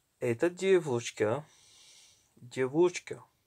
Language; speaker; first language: Russian; non-native, learner; Morisyen